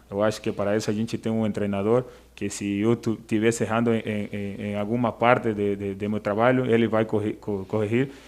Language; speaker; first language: Portuguese; non-native, fluent; Spanish